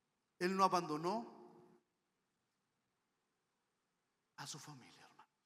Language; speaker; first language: Spanish; native; Spanish